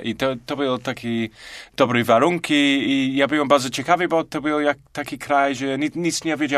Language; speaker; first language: Polish; non-native, learner; English